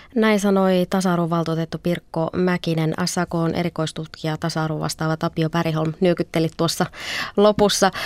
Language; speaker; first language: Finnish; native; Finnish